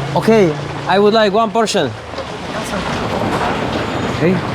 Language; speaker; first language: English; non-native, learner; Slovak